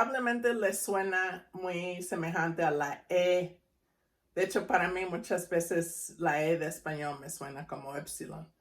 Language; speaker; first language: Spanish; non-native, fluent; English